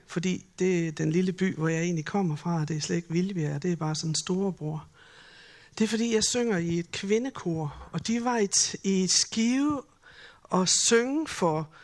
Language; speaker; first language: Danish; native; Danish